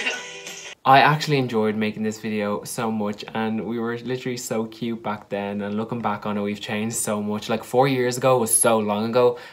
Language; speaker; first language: English; native; English